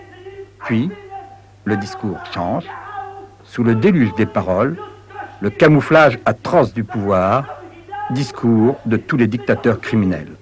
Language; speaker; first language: French; native; French